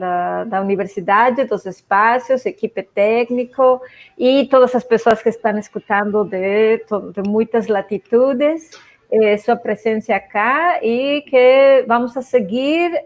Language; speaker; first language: Portuguese; non-native, fluent; Spanish